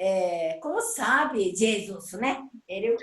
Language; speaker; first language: Portuguese; non-native, learner; Japanese